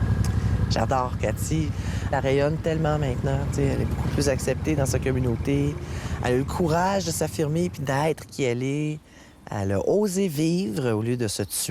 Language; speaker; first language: French; native; French